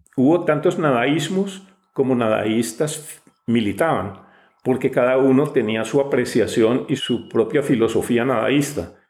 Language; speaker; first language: Spanish; native; Spanish